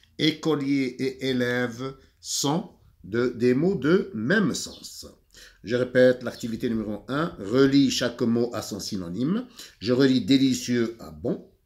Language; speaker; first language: French; non-native, local second language; Arabic